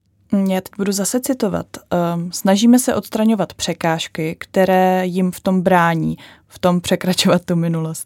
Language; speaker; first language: Czech; native; Czech